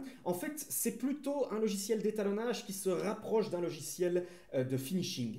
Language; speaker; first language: French; native; French